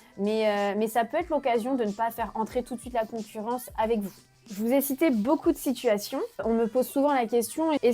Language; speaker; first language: French; native; French